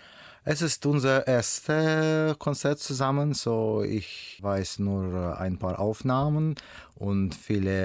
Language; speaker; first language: German; non-native, learner; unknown